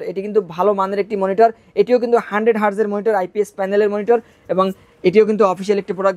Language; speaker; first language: Bangla; native; Bangla